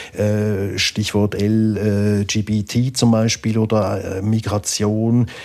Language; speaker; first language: German; native; German